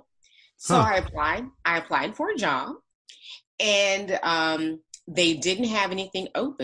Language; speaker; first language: English; native; English